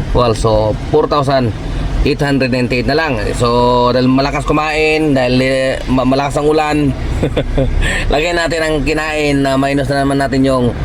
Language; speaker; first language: Filipino; native; Filipino